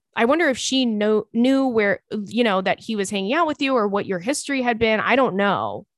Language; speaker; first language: English; native; English